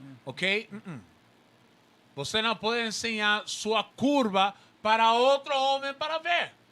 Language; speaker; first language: Portuguese; non-native, learner; Spanish